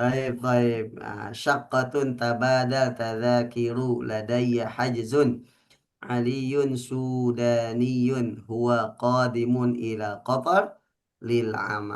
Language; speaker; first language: Arabic; non-native, fluent; Indonesian